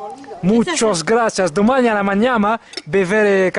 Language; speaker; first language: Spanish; non-native, learner; French